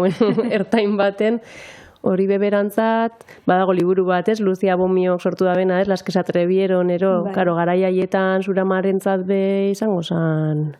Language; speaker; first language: Basque; native; Basque